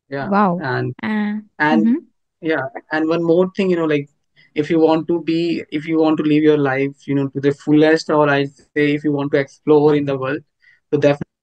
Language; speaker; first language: English; non-native, local second language; Hindi